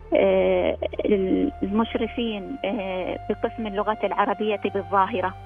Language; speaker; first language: Arabic; native; Arabic